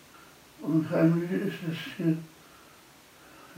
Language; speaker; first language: German; non-native, fluent; Polish